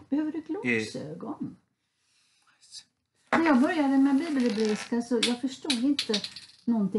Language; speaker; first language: Swedish; native; Swedish